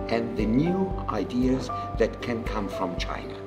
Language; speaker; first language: English; non-native, fluent; Italian